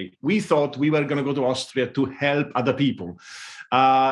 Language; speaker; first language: English; non-native, fluent; Italian